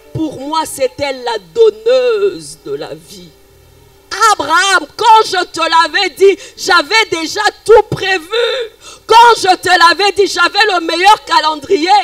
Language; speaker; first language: French; non-native, local second language; Lingala